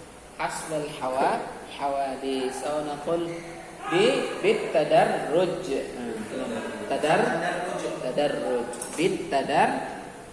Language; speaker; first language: Arabic; non-native, fluent; Indonesian